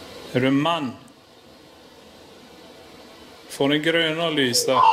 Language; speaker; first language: Swedish; native; Swedish